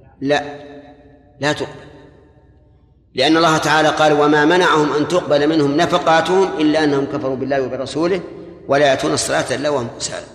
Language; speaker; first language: Arabic; native; Arabic